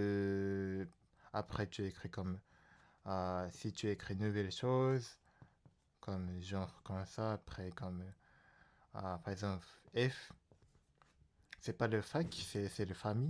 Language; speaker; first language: French; non-native, learner; Japanese